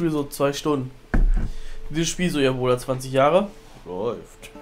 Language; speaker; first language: German; native; German